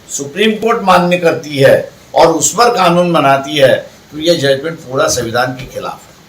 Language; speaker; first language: Hindi; non-native, local second language; Marathi